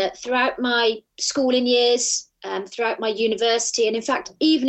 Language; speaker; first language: English; native; English